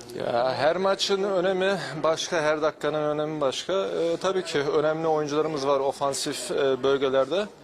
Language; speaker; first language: Turkish; early bilingual, heritage; Turkish